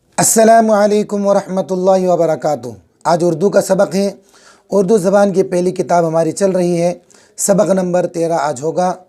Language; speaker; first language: Urdu; native; Urdu